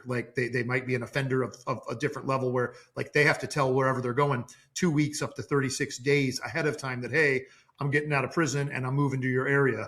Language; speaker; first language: English; native; English